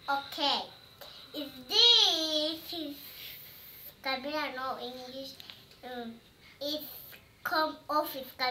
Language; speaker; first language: English; non-native, learner; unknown